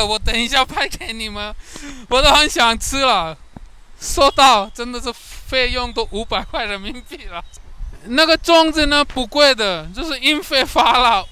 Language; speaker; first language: Chinese; non-native, learner; Hindi